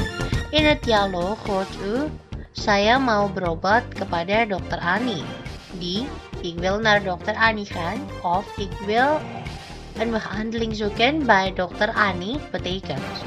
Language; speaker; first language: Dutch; non-native, fluent; Indonesian